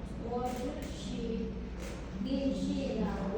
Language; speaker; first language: Chinese; non-native, learner; Filipino